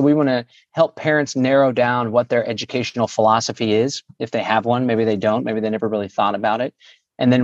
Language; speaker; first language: English; native; English